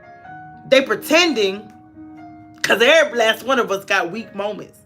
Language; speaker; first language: English; native; English